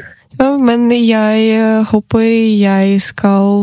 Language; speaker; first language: Norwegian; non-native, learner; Ukrainian